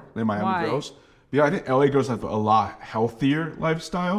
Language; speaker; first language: English; non-native, fluent; Chinese